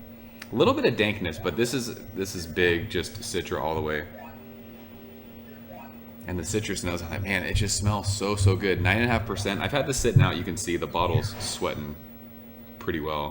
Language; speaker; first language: English; native; English